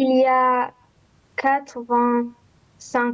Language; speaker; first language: French; non-native, learner; Romanian